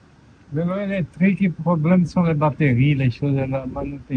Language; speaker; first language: French; non-native, learner; Portuguese